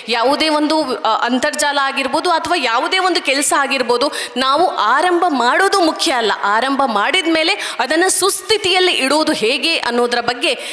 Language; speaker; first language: Kannada; native; Kannada